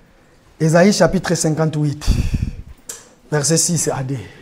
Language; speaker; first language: French; non-native, local second language; Lingala